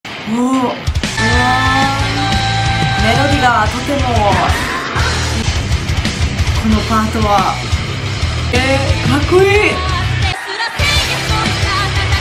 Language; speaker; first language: Japanese; non-native, fluent; Hungarian